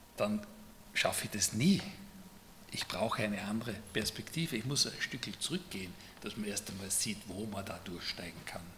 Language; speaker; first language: German; native; German